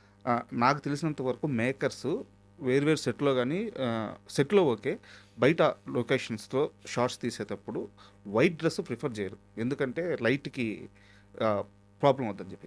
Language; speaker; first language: Telugu; native; Telugu